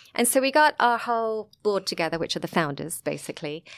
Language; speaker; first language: English; native; English